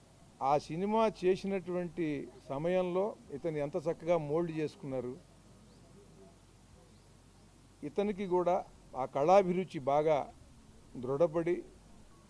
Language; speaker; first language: Telugu; native; Telugu